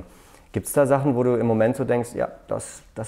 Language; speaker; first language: German; native; German